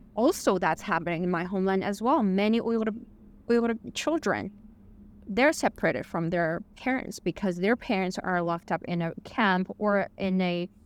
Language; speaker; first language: English; non-native, fluent; Chinese